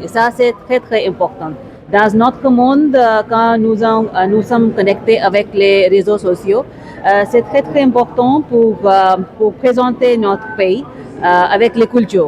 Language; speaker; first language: French; non-native, fluent; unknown